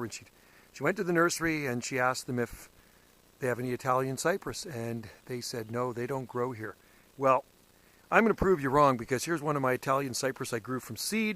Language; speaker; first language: English; native; English